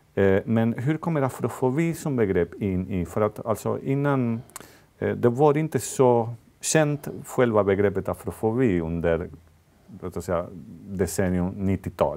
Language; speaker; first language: Swedish; non-native, fluent; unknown